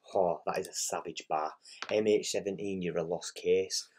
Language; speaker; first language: English; native; English